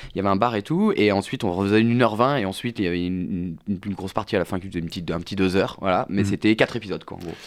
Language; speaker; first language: French; native; French